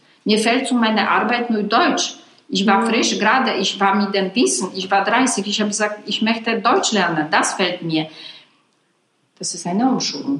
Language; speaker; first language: German; non-native, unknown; Polish